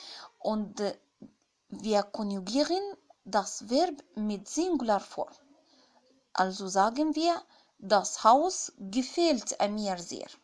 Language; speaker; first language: German; non-native, fluent; Arabic